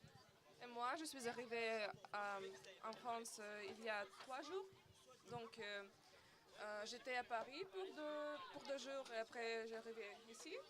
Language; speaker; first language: French; non-native, learner; Russian